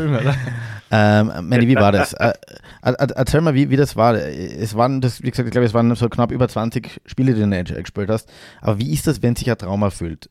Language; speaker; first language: German; native; German